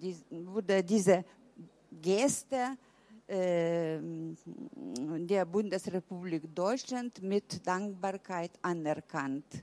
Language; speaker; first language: German; early bilingual, heritage; German